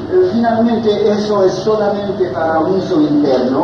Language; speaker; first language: Spanish; non-native, fluent; French